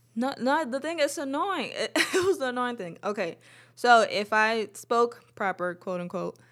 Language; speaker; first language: English; early bilingual, other home language; Spanish